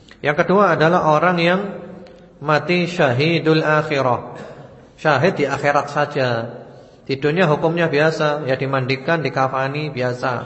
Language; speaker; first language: Indonesian; native; Indonesian